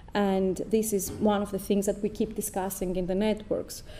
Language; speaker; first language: English; non-native, fluent; Greek